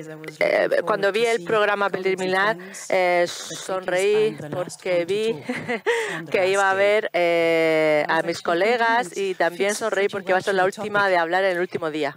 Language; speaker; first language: Spanish; non-native, fluent; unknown